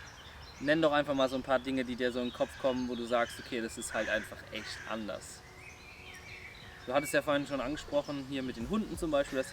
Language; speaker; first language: German; native; German